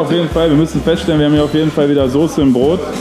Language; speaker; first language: German; native; German